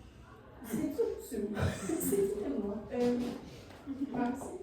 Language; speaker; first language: French; non-native, learner; Turkish